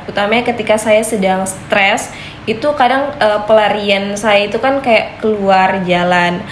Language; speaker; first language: Indonesian; native; Indonesian